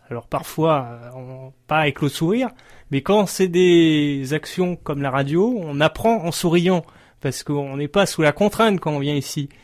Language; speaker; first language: French; native; French